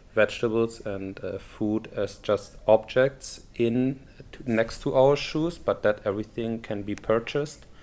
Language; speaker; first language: English; non-native, fluent; German